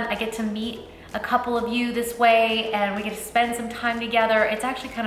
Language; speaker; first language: English; native; English